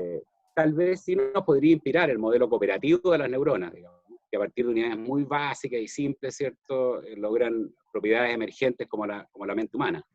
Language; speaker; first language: Spanish; native; Spanish